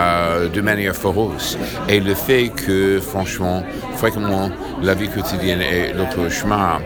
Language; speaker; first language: French; non-native, fluent; English